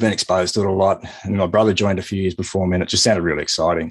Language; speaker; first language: English; native; English